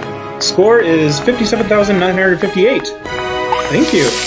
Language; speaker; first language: English; native; English